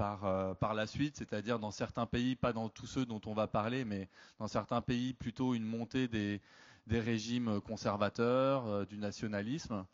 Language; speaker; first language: French; native; French